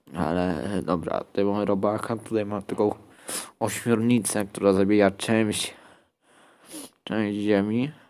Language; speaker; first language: Polish; native; Polish